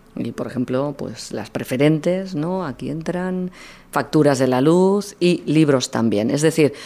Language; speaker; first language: Spanish; native; Spanish